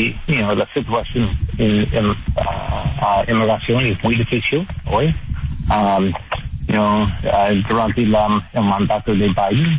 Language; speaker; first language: Spanish; non-native, learner; English